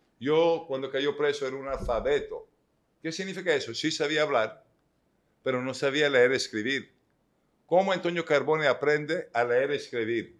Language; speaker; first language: Spanish; non-native, fluent; Italian